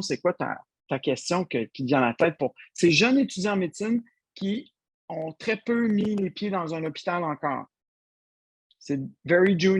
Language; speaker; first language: French; native; French